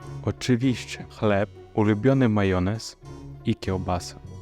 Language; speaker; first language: Polish; non-native, fluent; Romanian